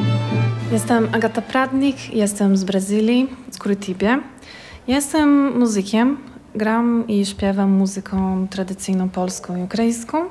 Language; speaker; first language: Polish; non-native, learner; Portuguese